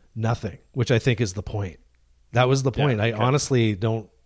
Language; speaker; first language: English; native; English